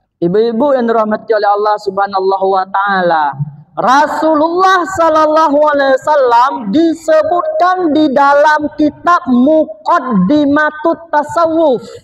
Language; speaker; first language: Malay; non-native, local second language; Achinese